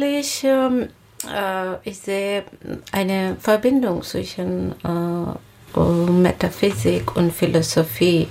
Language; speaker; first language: German; non-native, learner; Bangla